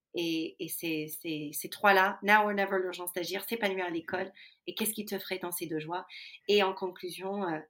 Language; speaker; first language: French; non-native, fluent; English